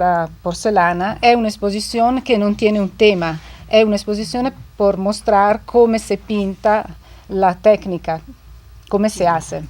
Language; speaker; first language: Spanish; non-native, fluent; Italian